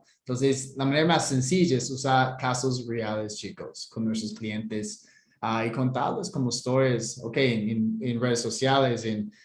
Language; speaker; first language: Spanish; non-native, fluent; English